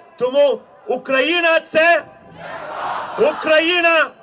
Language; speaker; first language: Ukrainian; early bilingual, heritage; Ukrainian